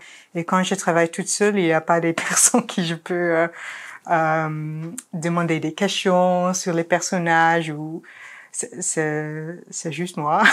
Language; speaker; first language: French; non-native, fluent; Dutch